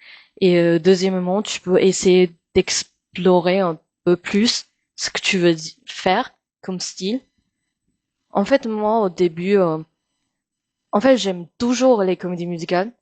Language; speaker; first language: French; non-native, fluent; Min Nan Chinese